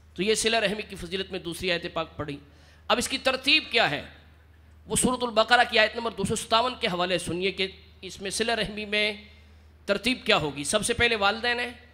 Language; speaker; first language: Urdu; non-native, local second language; Punjabi